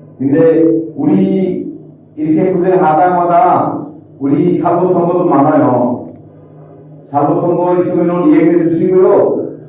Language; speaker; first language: Korean; non-native, learner; Bangla